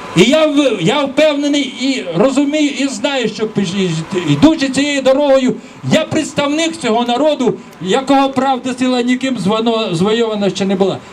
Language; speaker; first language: Ukrainian; native; Ukrainian